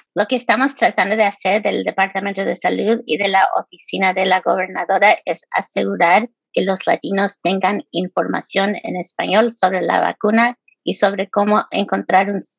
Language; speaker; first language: Spanish; early bilingual, heritage; Spanish